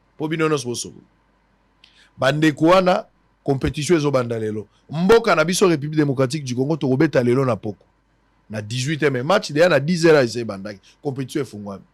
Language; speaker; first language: Lingala; native; Lingala